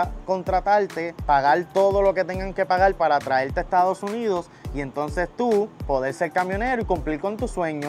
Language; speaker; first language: Spanish; native; Spanish